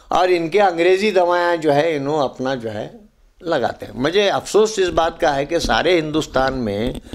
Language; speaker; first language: Urdu; native; Urdu